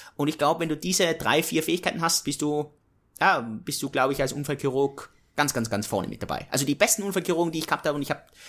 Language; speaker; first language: German; native; German